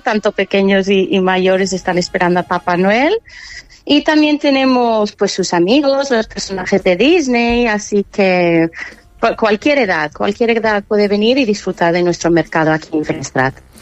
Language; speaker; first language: Spanish; non-native, fluent; English